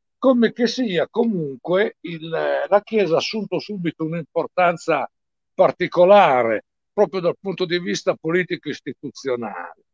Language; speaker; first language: Italian; native; Italian